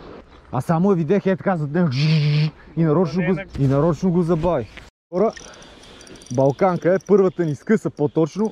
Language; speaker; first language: Bulgarian; native; Bulgarian